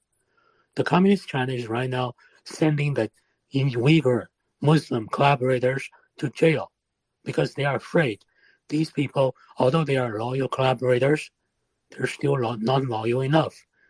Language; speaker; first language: English; non-native, fluent; Wu Chinese